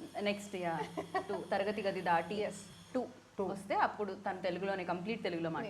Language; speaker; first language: Telugu; native; Telugu